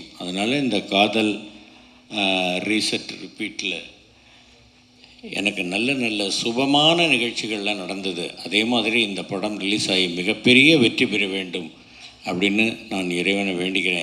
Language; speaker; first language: Tamil; native; Tamil